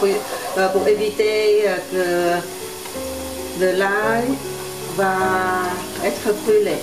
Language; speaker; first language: French; non-native, learner; Vietnamese